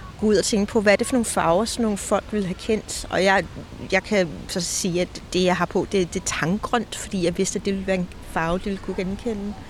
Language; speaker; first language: Danish; native; Danish